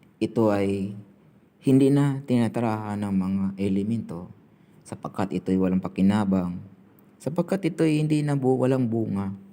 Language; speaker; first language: Filipino; non-native, local second language; Cebuano